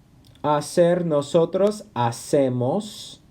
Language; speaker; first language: Spanish; non-native, fluent; English